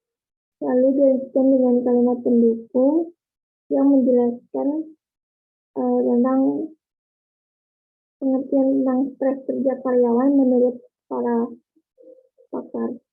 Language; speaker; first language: Indonesian; native; Indonesian